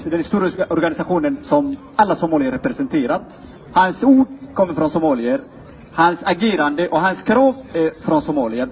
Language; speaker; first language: Swedish; non-native, fluent; Somali